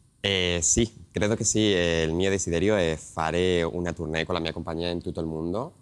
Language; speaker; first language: Italian; non-native, learner; Spanish